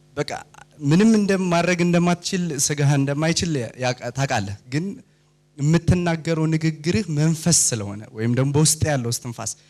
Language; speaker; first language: Amharic; native; Amharic